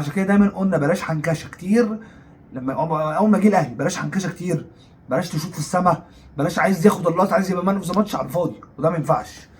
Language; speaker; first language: Arabic; native; Arabic